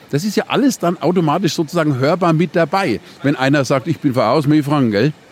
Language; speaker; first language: German; native; German